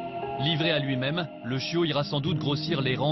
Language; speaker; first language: French; native; French